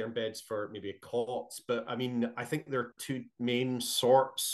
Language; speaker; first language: English; native; English